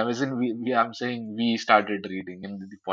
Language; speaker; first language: English; non-native, local second language; Hindi